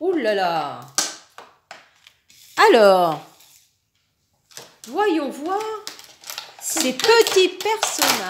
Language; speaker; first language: French; native; French